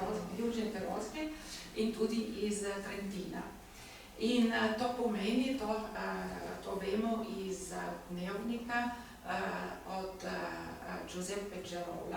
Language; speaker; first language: Slovenian; non-native, learner; German